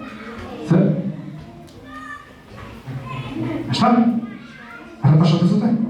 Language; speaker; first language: Basque; native; Basque